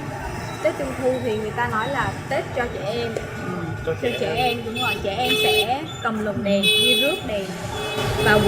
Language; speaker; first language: Vietnamese; native; Vietnamese